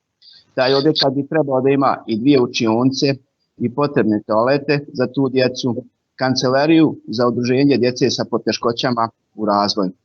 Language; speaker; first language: Bosnian; native; Bosnian